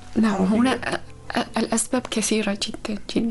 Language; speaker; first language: Arabic; non-native, fluent; Uzbek